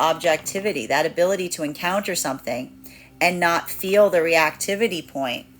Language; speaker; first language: English; native; English